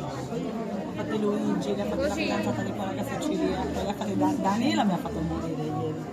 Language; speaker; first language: Italian; native; Italian